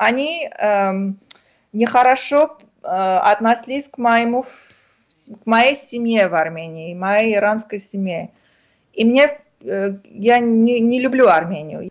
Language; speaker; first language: Russian; non-native, fluent; Armenian